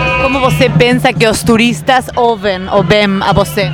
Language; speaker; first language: Portuguese; non-native, fluent; Spanish